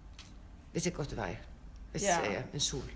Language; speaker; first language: Danish; non-native, learner; Icelandic